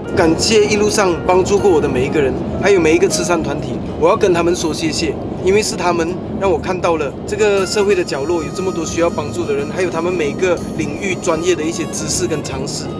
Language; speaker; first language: Chinese; native; Chinese